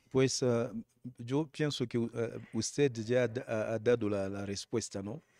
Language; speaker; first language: Spanish; non-native, fluent; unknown